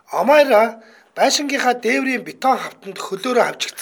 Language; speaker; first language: Mongolian; native; Mongolian